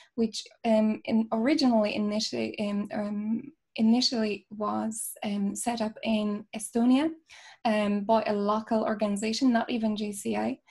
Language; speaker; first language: English; non-native, fluent; Polish